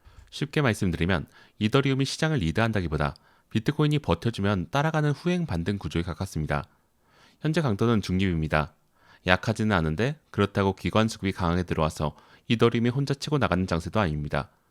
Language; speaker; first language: Korean; native; Korean